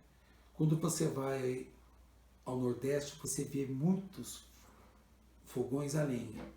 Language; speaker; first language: Portuguese; native; Portuguese